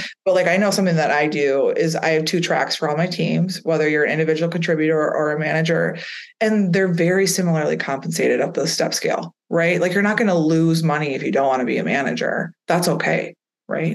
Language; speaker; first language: English; native; English